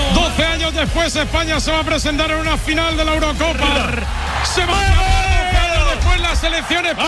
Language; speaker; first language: Spanish; native; Spanish